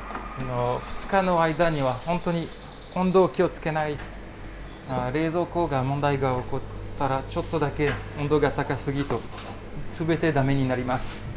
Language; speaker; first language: Japanese; non-native, learner; French